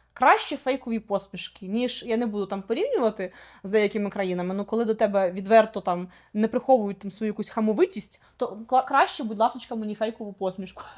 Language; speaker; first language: Ukrainian; native; Ukrainian